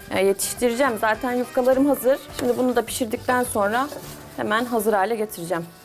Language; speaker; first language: Turkish; native; Turkish